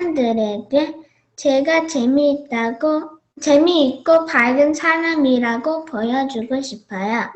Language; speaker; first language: Korean; early bilingual, heritage; Korean